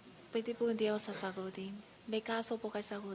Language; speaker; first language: Filipino; non-native, learner; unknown